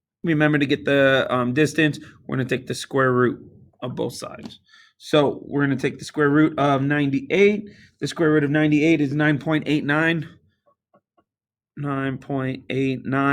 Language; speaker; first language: English; native; English